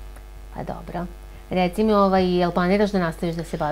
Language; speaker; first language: Serbian; native; Serbian